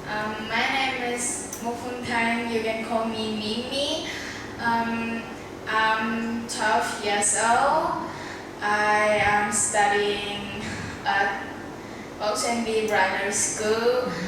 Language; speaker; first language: English; non-native, learner; Vietnamese